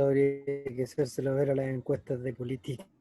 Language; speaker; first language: Spanish; native; Spanish